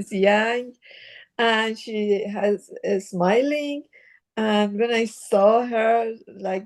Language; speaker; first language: English; non-native, learner; Persian